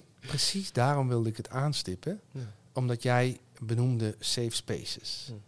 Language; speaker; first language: Dutch; native; Dutch